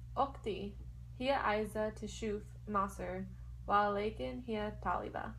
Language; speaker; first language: Arabic; non-native, learner; English